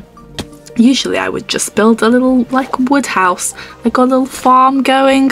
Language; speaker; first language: English; native; English